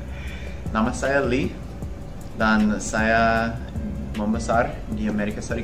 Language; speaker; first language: Indonesian; non-native, fluent; English